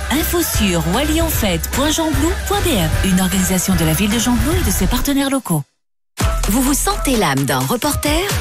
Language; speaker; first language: French; native; French